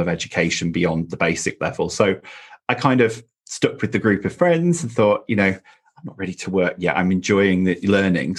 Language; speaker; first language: English; native; English